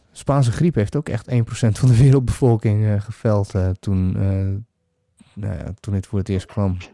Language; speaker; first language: Dutch; native; Dutch